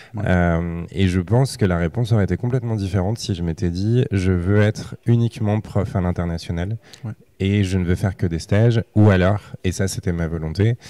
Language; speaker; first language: French; native; French